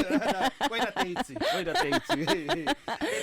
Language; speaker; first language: Māori; non-native, local second language; English